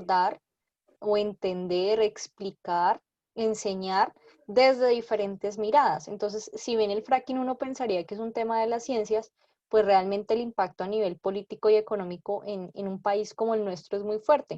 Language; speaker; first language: Spanish; native; Spanish